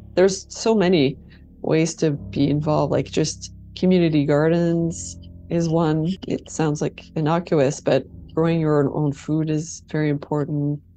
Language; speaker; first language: English; native; English